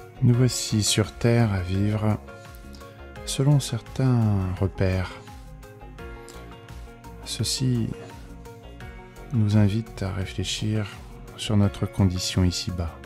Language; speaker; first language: French; native; French